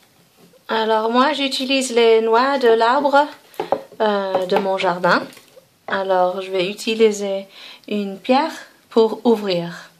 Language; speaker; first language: French; non-native, fluent; English